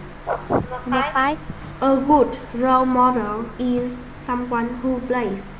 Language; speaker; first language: English; non-native, learner; Vietnamese